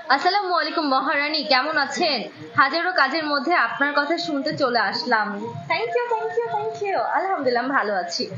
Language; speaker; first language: Bangla; native; Bangla